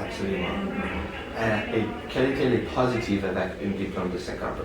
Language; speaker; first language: French; non-native, local second language; English